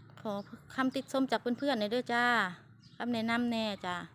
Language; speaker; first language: Thai; non-native, local second language; Lao